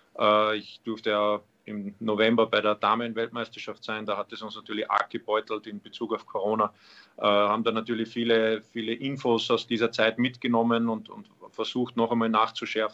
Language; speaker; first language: German; native; German